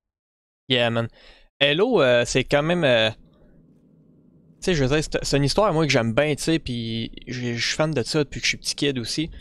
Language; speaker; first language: French; native; French